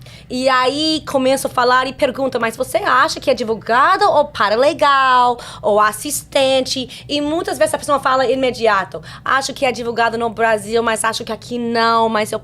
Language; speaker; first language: Portuguese; non-native, fluent; English